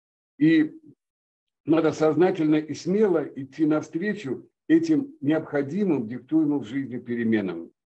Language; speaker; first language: Russian; native; Russian